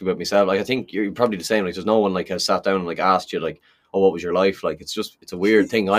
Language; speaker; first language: English; native; English